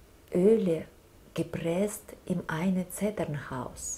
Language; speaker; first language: German; non-native, fluent; Russian